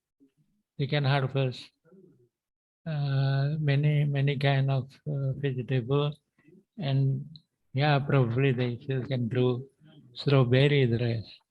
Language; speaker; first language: English; non-native, learner; Indonesian